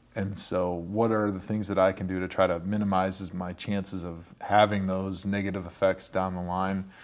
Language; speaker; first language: English; native; English